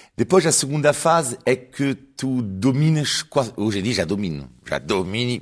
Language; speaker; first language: Portuguese; non-native, fluent; French